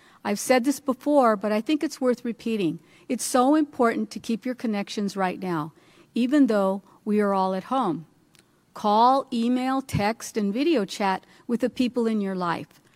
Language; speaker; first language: English; early bilingual, other home language; Spanish